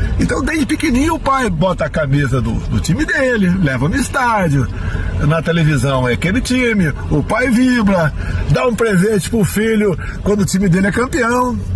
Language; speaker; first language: Portuguese; native; Portuguese